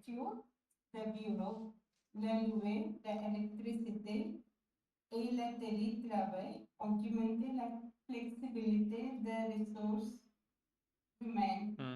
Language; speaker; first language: French; non-native, learner; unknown